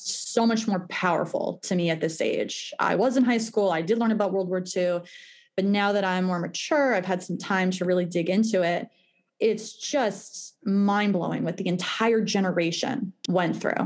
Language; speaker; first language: English; native; English